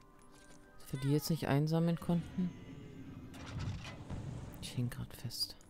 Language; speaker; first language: German; native; German